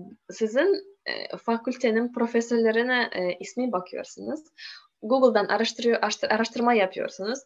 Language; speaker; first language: Turkish; non-native, learner; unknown